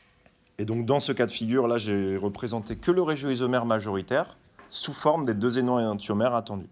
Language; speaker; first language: French; native; French